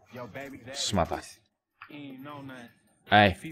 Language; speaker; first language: Polish; native; Polish